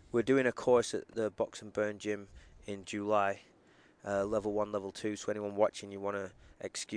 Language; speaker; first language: English; native; English